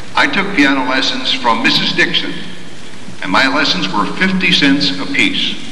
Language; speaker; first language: English; native; English